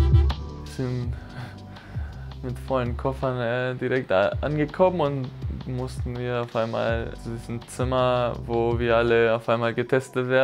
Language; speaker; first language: German; non-native, fluent; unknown